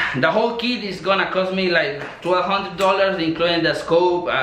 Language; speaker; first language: English; non-native, learner; Spanish